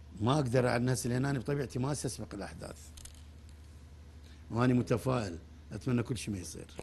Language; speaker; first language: Arabic; native; Arabic